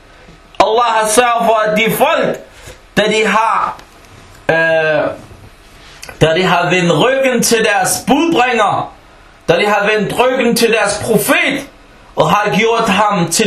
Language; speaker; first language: Danish; early bilingual, other home language; Arabic